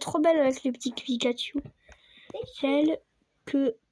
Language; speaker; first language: French; native; French